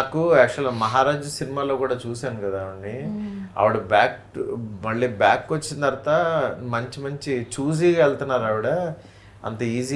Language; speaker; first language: Telugu; native; Telugu